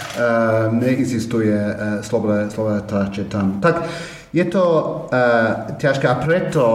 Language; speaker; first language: Slovak; non-native, fluent; English